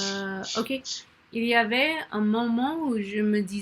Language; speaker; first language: French; non-native, learner; English